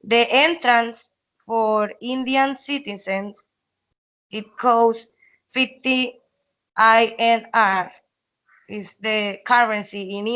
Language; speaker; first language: English; non-native, learner; Spanish